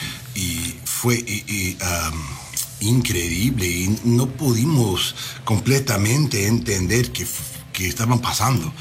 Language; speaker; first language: Spanish; non-native, learner; English